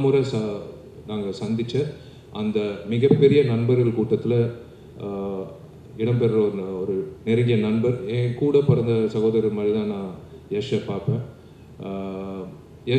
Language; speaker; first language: Tamil; native; Tamil